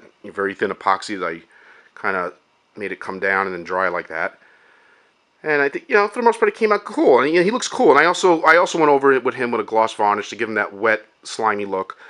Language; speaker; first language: English; native; English